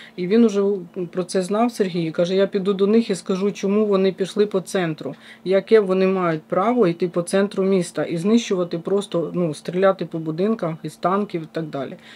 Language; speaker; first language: Ukrainian; native; Ukrainian